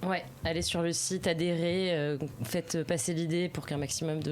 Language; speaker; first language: French; native; French